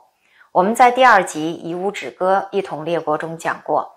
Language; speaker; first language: Chinese; native; Chinese